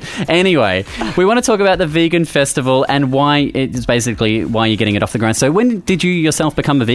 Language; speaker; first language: English; native; English